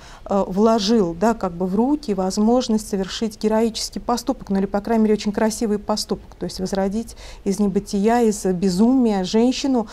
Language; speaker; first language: Russian; native; Russian